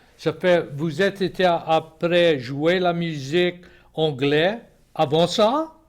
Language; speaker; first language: French; native; French